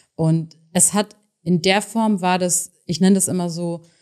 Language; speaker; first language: German; native; German